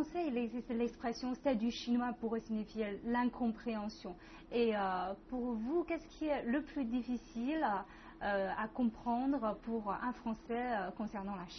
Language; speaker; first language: French; non-native, fluent; Chinese